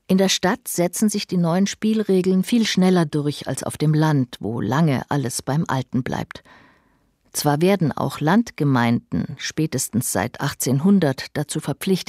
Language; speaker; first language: German; native; German